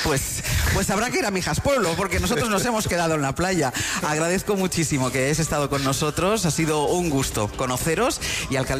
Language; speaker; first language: Spanish; native; Spanish